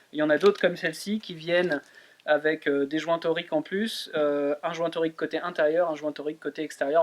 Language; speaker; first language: French; native; French